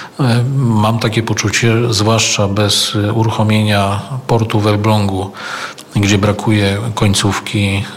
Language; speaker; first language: Polish; native; Polish